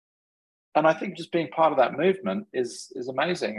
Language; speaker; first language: English; native; English